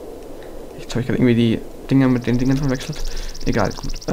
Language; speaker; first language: German; native; German